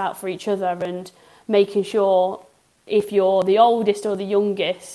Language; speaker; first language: English; native; English